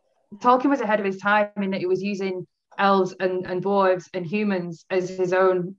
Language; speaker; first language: English; native; English